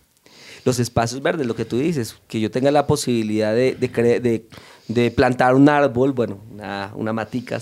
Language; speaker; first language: Spanish; native; Spanish